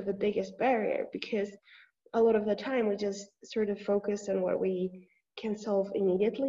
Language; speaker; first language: English; non-native, fluent; Spanish